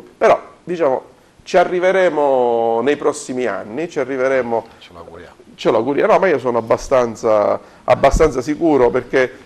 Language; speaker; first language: Italian; native; Italian